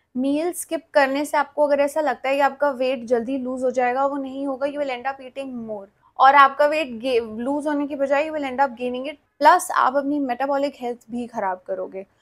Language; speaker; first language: Hindi; native; Hindi